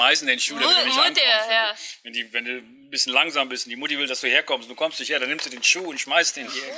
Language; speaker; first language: German; native; German